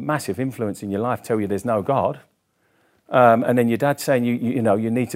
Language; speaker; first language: English; native; English